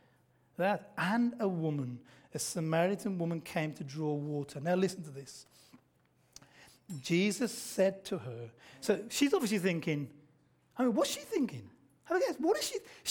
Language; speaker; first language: English; native; English